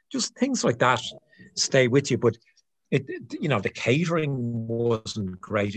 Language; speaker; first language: English; native; English